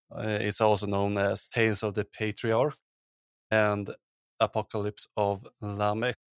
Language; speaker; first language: English; non-native, fluent; Swedish